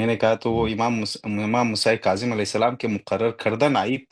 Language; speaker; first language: Urdu; native; Urdu